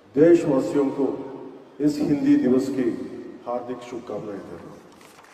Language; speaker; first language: Hindi; non-native, local second language; Telugu